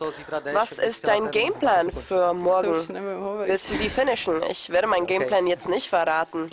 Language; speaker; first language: German; non-native, fluent; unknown